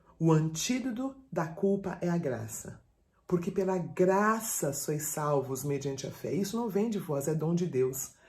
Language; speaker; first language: Portuguese; native; Portuguese